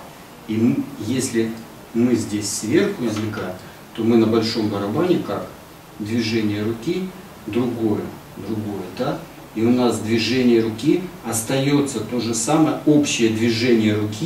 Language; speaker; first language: Russian; native; Russian